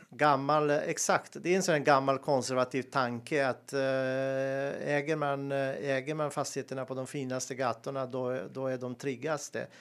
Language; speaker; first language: Swedish; non-native, fluent; Serbian